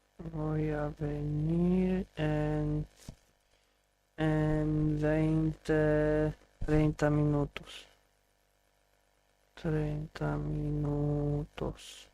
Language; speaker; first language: Spanish; non-native, learner; English